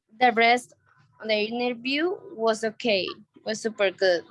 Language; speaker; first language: English; non-native, learner; Spanish